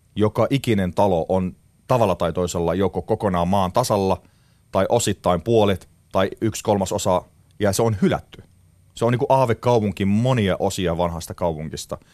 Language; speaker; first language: Finnish; non-native, fluent; Arabic